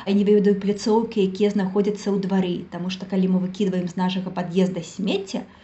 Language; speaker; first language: Belarusian; native; Belarusian